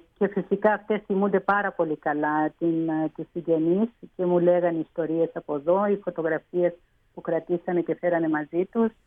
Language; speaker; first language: Greek; native; Greek